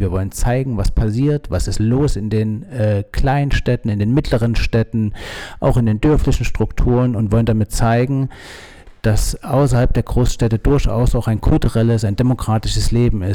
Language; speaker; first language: German; native; German